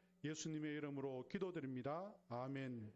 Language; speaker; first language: Korean; native; Korean